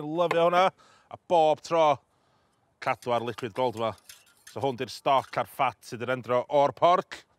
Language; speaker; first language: Welsh; native; Welsh